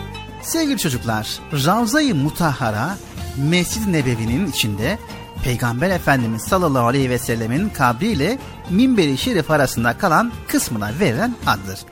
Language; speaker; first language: Turkish; native; Turkish